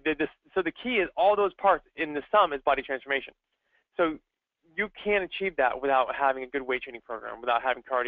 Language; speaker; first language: English; native; English